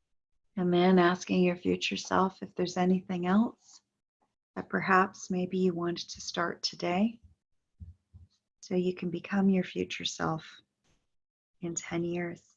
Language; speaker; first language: English; native; English